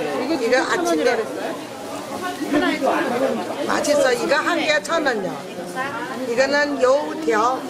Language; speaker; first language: Korean; non-native, learner; Chinese